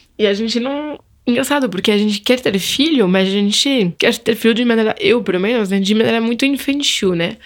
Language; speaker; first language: Portuguese; non-native, fluent; French